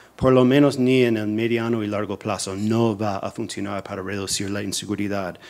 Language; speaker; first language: Spanish; non-native, fluent; English